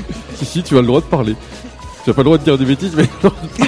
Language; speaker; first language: French; native; French